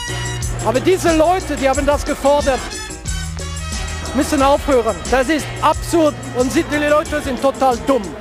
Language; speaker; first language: German; non-native, fluent; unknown